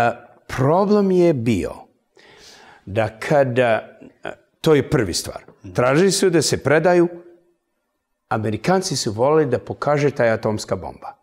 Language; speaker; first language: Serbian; early bilingual, heritage; English